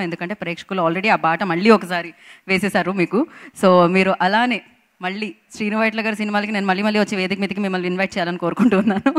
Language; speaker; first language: Telugu; native; Telugu